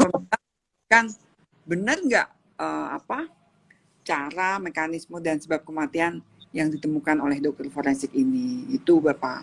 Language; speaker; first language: Indonesian; native; Indonesian